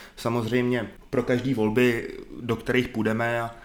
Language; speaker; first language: Czech; native; Czech